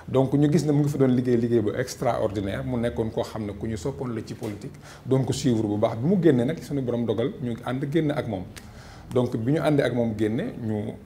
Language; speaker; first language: Wolof; native; Wolof